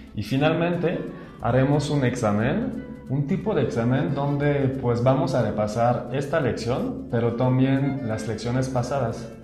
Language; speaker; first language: Spanish; non-native, fluent; French